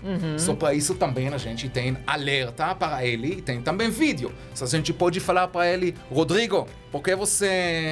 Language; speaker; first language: Portuguese; non-native, learner; Hebrew